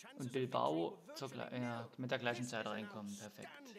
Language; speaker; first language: German; native; German